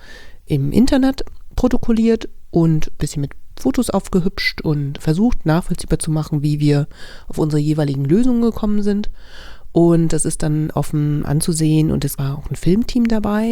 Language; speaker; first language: German; native; German